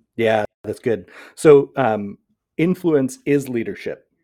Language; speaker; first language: English; native; English